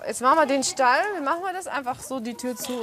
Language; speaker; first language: German; native; German